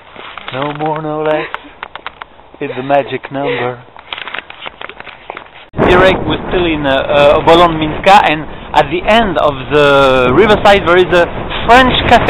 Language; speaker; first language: English; non-native, fluent; French